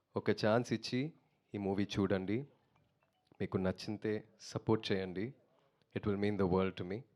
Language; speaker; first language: Telugu; non-native, learner; Tamil